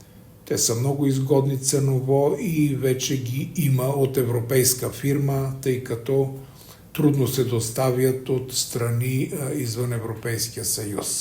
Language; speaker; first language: Bulgarian; native; Bulgarian